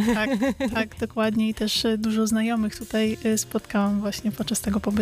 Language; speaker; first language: Polish; early bilingual, heritage; Polish